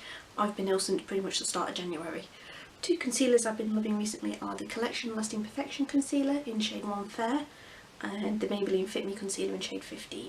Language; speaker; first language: English; native; English